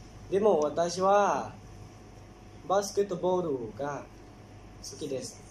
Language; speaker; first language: Japanese; non-native, learner; Thai